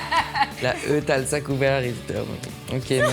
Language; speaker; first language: French; early bilingual, heritage; French